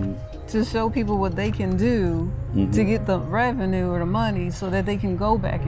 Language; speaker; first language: English; native; English